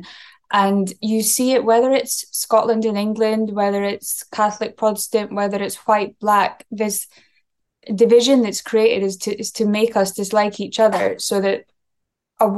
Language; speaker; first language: English; native; English